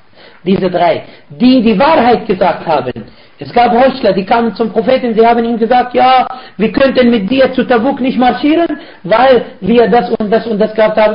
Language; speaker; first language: German; non-native, fluent; Arabic